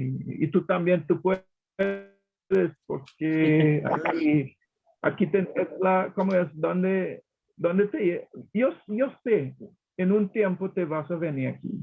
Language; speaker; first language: Spanish; non-native, learner; English